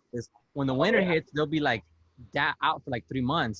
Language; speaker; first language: English; native; English